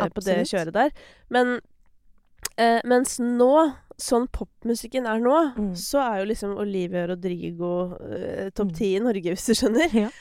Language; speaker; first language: Norwegian; native; Norwegian